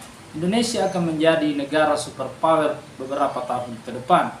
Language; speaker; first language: Indonesian; native; Indonesian